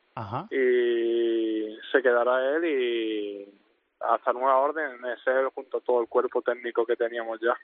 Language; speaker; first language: Spanish; native; Spanish